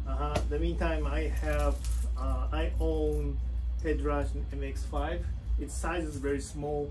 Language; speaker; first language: English; non-native, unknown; Japanese